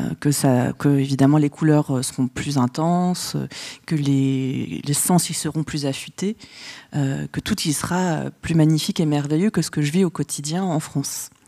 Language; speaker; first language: French; early bilingual, other home language; Vietnamese